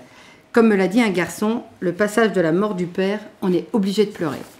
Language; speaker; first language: French; native; French